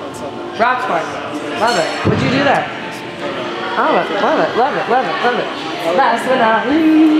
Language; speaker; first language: English; native; English